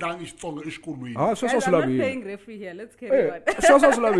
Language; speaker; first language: English; non-native, local second language; Tsonga